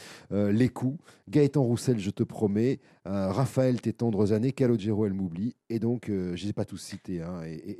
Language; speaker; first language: French; native; French